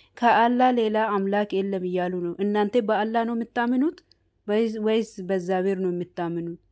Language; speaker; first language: Amharic; native; Amharic